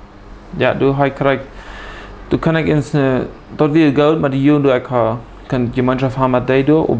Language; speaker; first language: German; early bilingual, heritage; Plautdietsch